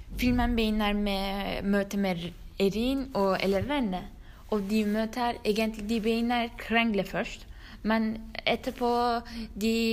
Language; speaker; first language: Norwegian; non-native, learner; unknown